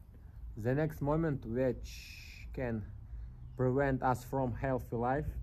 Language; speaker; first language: English; non-native, learner; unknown